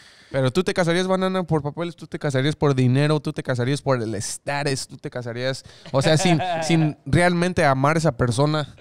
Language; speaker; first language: Spanish; early bilingual, heritage; Spanish